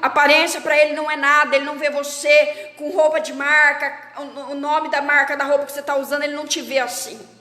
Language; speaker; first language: Portuguese; native; Portuguese